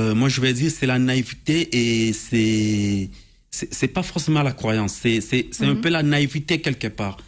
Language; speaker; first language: French; non-native, local second language; Lingala